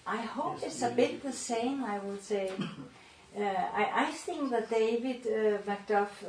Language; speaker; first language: English; non-native, fluent; Danish